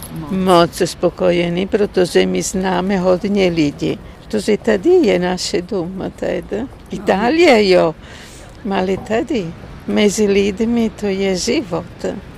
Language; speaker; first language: Czech; non-native, learner; Italian